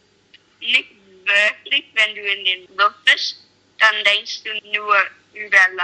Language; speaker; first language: German; non-native, learner; English